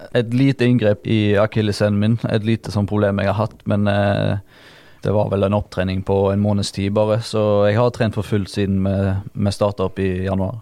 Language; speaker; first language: Norwegian; native; Norwegian